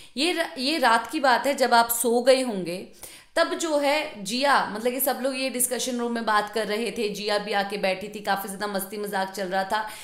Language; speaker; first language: Hindi; non-native, local second language; Punjabi